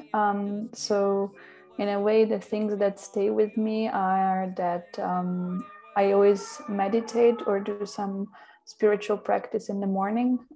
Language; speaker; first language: English; non-native, fluent; Italian